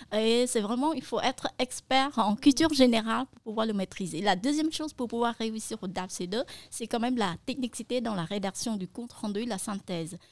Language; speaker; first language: French; non-native, fluent; Khmer